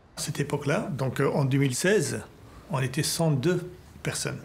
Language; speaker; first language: French; non-native, fluent; Persian